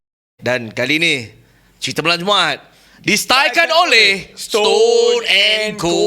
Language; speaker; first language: Malay; native; Malay